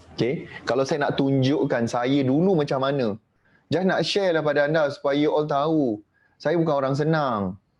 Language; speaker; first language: Malay; native; Malay